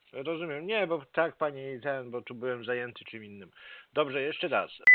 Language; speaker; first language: Polish; native; Polish